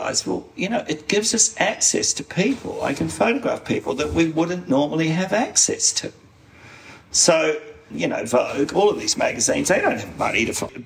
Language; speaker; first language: English; native; English